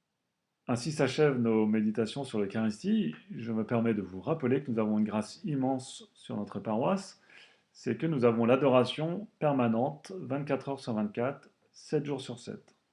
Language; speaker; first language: French; native; French